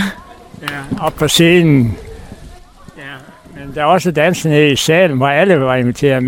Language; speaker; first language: Danish; native; Danish